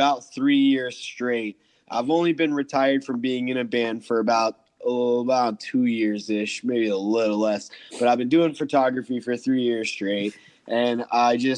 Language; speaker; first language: English; native; English